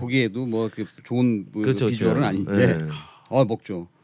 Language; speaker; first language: Korean; native; Korean